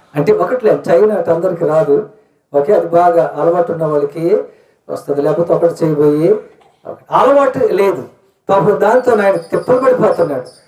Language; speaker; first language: Telugu; native; Telugu